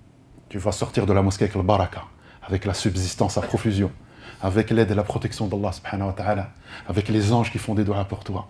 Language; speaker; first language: French; native; French